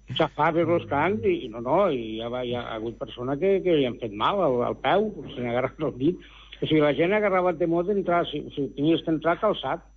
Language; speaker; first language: Catalan; native; Catalan